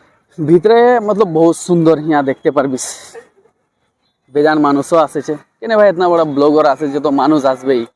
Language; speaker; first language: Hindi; non-native, local second language; Bangla